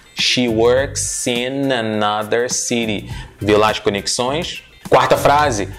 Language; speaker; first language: English; non-native, fluent; Portuguese